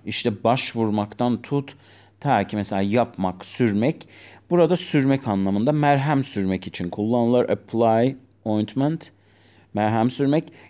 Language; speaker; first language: Turkish; non-native, fluent; Azerbaijani